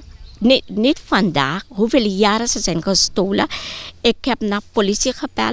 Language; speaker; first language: Dutch; non-native, local second language; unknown